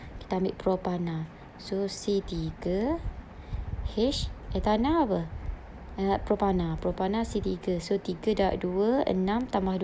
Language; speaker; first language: Malay; native; Malay